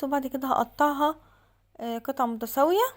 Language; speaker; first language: Arabic; native; Arabic